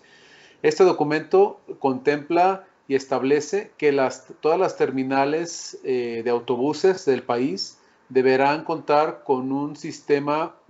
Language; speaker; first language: Spanish; native; Spanish